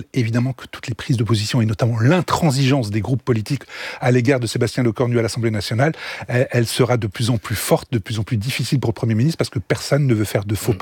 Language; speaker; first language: French; native; French